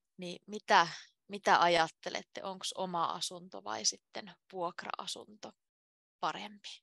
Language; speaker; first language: Finnish; native; Finnish